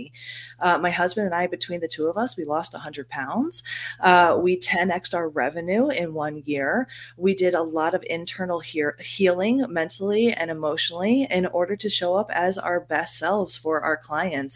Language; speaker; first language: English; native; English